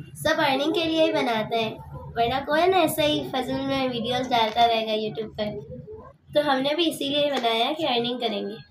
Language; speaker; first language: Urdu; native; Urdu